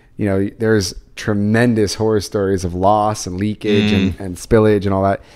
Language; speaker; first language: English; native; English